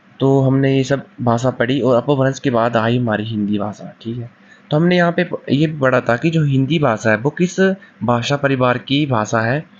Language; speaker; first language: Hindi; native; Hindi